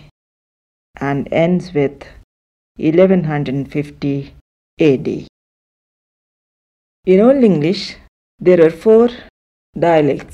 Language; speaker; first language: English; non-native, local second language; Telugu